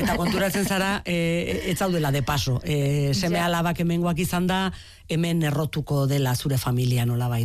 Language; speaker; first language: Basque; native; Basque